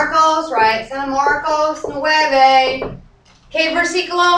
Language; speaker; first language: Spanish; non-native, fluent; English